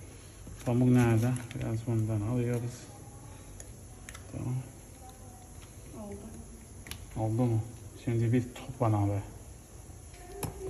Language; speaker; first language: Turkish; non-native, fluent; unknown